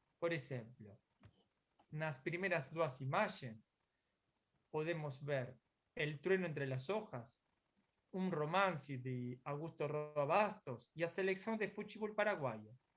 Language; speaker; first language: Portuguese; non-native, fluent; Spanish